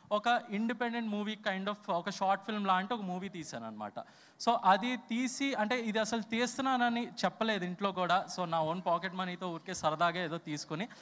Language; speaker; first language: Telugu; native; Telugu